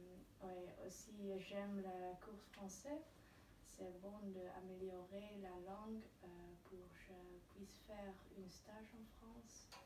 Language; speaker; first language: French; non-native, learner; Dutch